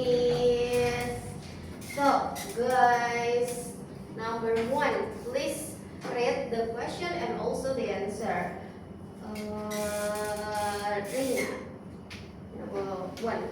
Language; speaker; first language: English; non-native, fluent; Indonesian